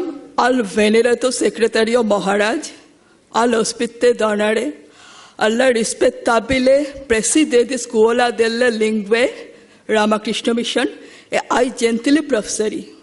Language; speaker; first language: Italian; non-native, learner; Bangla